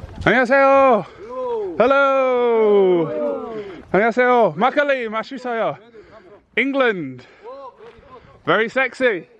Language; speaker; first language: Korean; non-native, learner; English